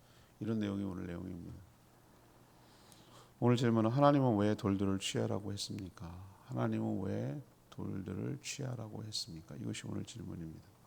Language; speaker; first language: Korean; native; Korean